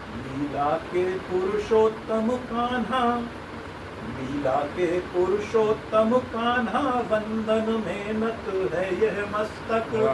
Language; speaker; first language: Hindi; native; Hindi